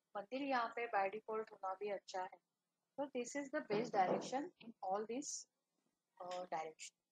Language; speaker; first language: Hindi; non-native, local second language; Marathi